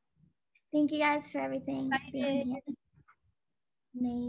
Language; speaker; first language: English; native; English